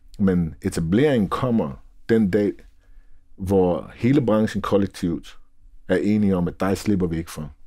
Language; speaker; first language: Danish; native; Danish